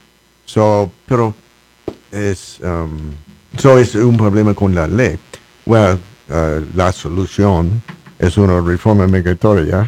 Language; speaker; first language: Spanish; non-native, learner; English